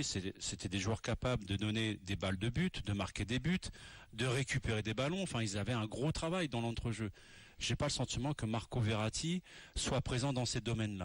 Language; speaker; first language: French; native; French